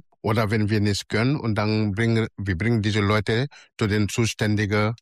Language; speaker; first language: German; non-native, learner; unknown